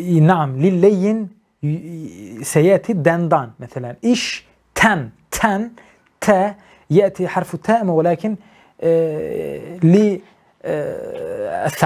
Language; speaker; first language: Arabic; non-native, learner; Turkish